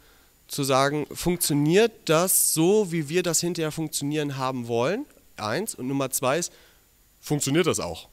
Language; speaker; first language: German; native; German